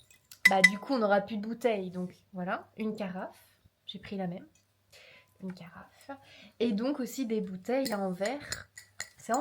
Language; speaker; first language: French; native; French